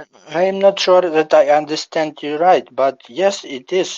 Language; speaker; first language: English; non-native, learner; Ukrainian